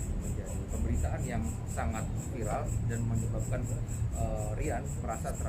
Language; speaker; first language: Indonesian; native; Indonesian